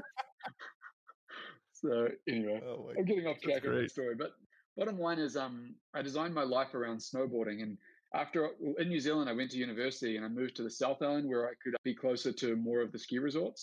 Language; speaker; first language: English; native; English